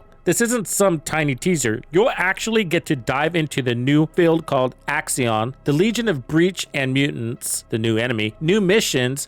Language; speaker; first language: English; native; English